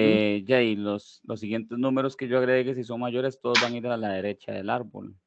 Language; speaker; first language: Spanish; native; Spanish